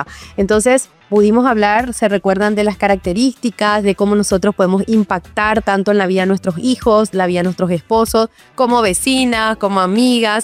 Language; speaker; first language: Spanish; native; Spanish